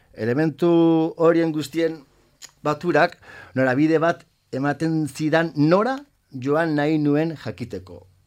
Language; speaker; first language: Basque; non-native, local second language; Spanish